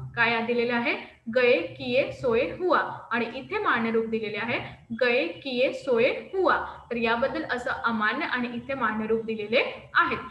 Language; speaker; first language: Marathi; non-native, local second language; Hindi